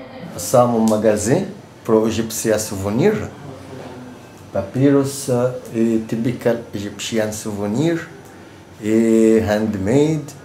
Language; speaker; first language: French; non-native, learner; Arabic